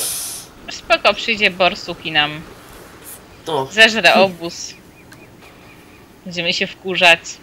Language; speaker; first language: Polish; native; Polish